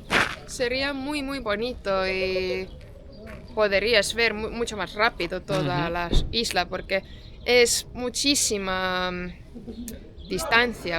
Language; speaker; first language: Spanish; non-native, fluent; Estonian